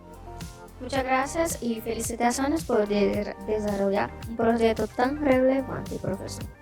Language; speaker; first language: Spanish; non-native, learner; Portuguese